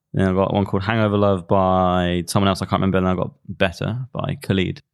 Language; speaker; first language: English; native; English